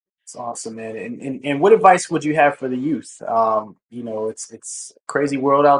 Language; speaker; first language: English; native; English